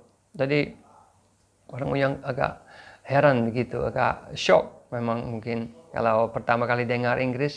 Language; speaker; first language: Indonesian; non-native, fluent; English